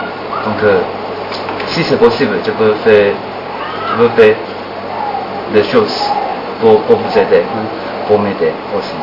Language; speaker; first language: French; non-native, learner; Chinese